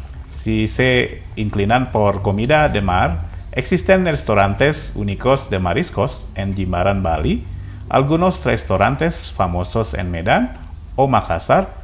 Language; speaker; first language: Spanish; non-native, fluent; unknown